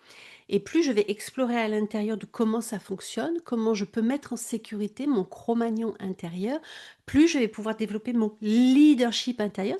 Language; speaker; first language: French; native; French